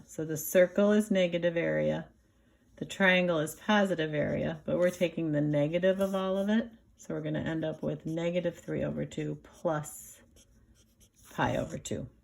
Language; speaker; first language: English; native; English